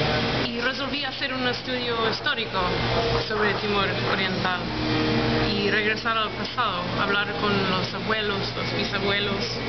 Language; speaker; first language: Spanish; non-native, fluent; English